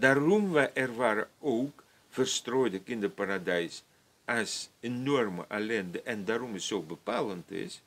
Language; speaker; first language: Dutch; non-native, fluent; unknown